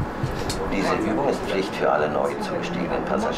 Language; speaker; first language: German; native; German